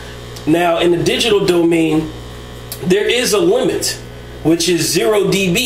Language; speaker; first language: English; native; English